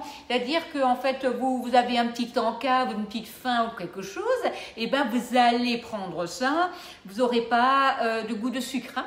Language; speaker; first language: French; native; French